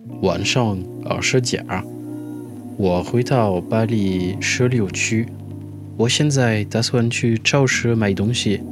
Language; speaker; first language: Chinese; non-native, learner; French